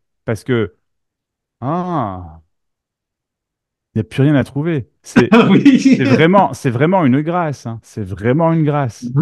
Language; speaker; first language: French; native; French